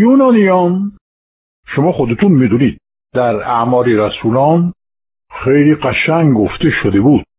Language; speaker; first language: Persian; non-native, fluent; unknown